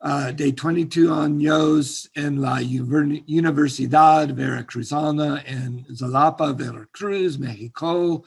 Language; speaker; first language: Spanish; non-native, learner; English